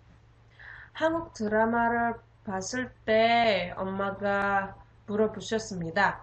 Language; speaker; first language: Korean; non-native, learner; Indonesian